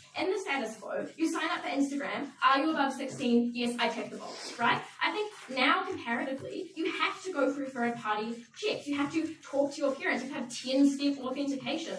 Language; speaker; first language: English; native; English